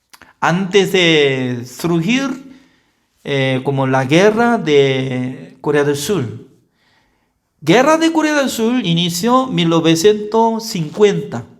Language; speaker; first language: Spanish; non-native, learner; Korean